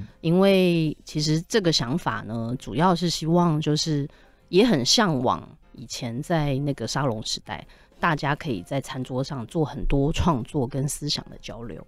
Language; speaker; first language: Chinese; native; Chinese